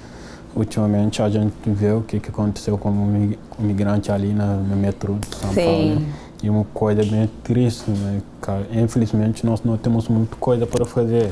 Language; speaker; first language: Portuguese; non-native, fluent; Wolof